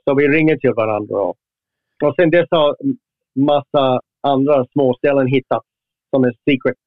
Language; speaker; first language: Swedish; non-native, fluent; English